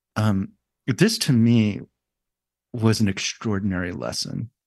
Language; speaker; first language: English; native; English